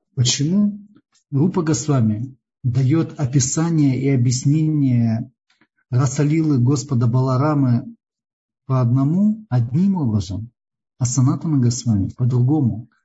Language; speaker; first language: Russian; native; Russian